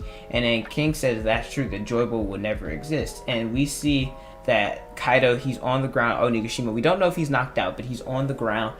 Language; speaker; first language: English; native; English